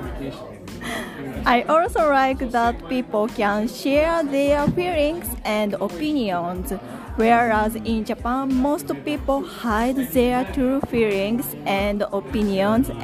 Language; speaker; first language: English; non-native, learner; Japanese